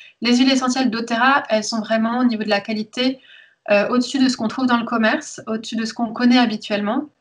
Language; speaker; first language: French; early bilingual, heritage; French